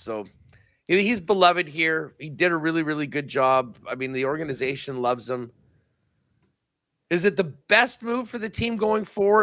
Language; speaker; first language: English; native; English